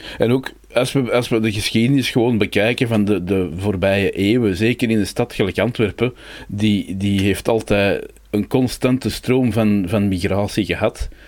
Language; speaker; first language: Dutch; native; Dutch